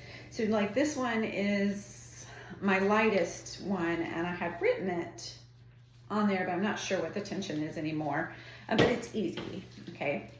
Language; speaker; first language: English; native; English